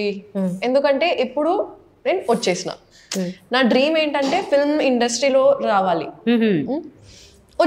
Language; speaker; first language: Telugu; non-native, local second language; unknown